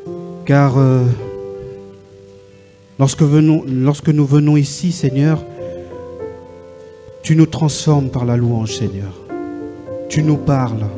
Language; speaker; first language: French; native; French